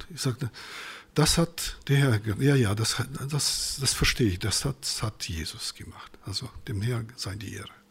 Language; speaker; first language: German; non-native, fluent; Russian